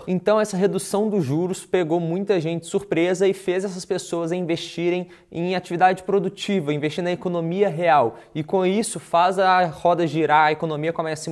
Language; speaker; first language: Portuguese; native; Portuguese